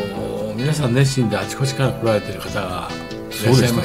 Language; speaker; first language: Japanese; native; Japanese